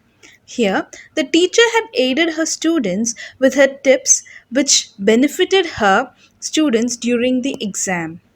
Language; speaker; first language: English; non-native, local second language; Tamil